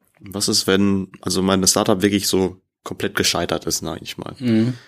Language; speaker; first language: German; native; German